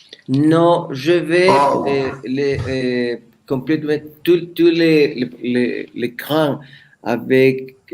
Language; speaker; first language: French; non-native, learner; Spanish